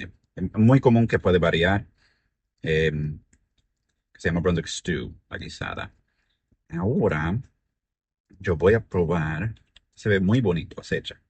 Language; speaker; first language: Spanish; early bilingual, heritage; Spanish